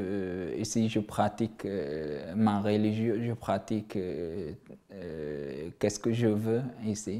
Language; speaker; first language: French; non-native, learner; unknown